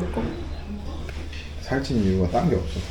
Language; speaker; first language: Korean; native; Korean